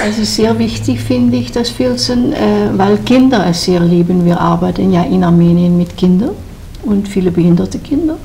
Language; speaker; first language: German; non-native, fluent; Dutch